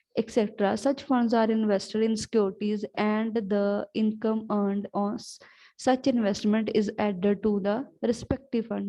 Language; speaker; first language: English; non-native, local second language; Punjabi